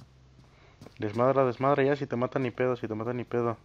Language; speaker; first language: Spanish; native; Spanish